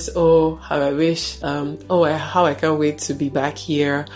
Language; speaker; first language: English; non-native, local second language; Yoruba